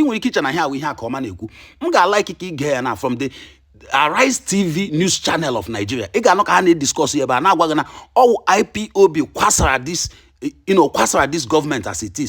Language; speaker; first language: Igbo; native; Igbo